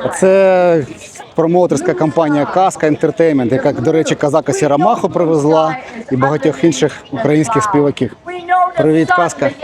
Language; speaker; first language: Ukrainian; native; Ukrainian